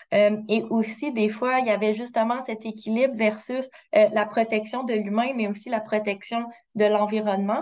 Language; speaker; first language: French; native; French